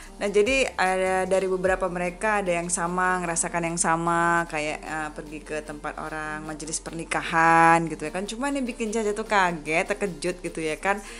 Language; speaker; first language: Indonesian; native; Indonesian